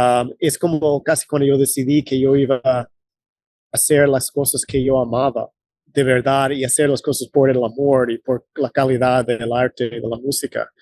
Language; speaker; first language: Spanish; non-native, fluent; English